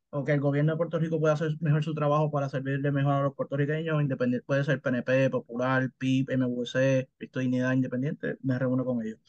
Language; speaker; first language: Spanish; native; Spanish